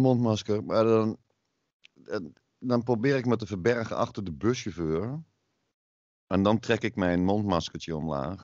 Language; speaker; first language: Dutch; native; Dutch